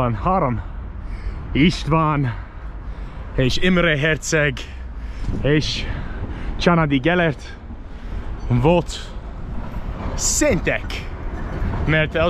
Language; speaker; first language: Hungarian; non-native, learner; English